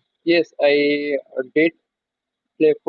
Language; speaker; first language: English; non-native, learner; Bangla